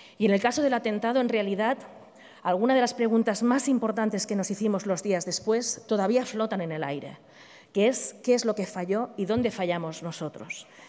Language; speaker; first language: Spanish; native; Spanish